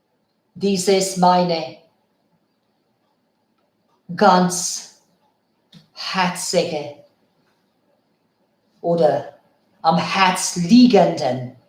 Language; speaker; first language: German; non-native, fluent; Bangla